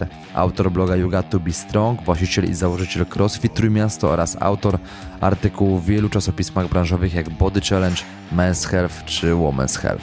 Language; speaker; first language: Polish; native; Polish